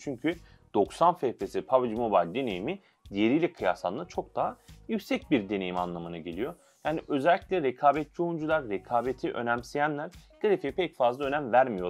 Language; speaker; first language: Turkish; native; Turkish